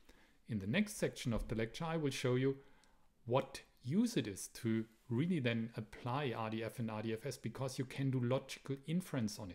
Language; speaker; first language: English; non-native, fluent; German